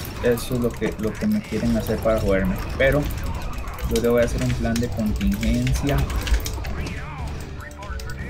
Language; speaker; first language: Spanish; native; Spanish